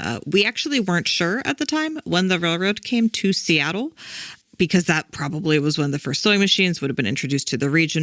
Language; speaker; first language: English; native; English